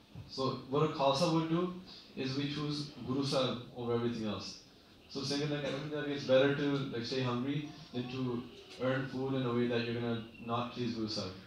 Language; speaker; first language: English; early bilingual, other home language; Punjabi